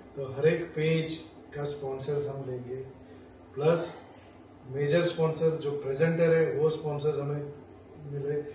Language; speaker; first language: Hindi; non-native, local second language; Marathi